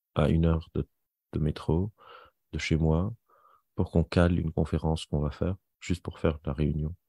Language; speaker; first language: French; non-native, local second language; Arabic